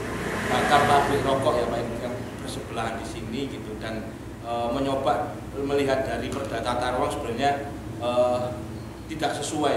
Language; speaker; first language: Indonesian; native; Indonesian